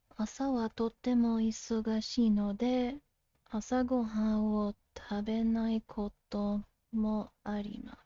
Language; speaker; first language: Japanese; non-native, learner; English